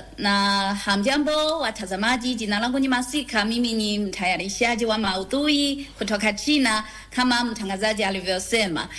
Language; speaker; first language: Swahili; non-native, fluent; Chinese